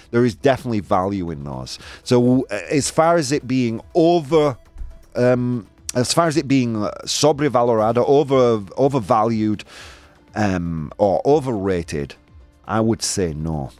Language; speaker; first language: English; native; English